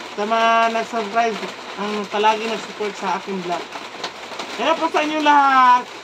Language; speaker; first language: Filipino; non-native, local second language; Cebuano